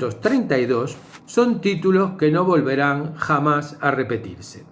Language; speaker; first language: Spanish; native; Spanish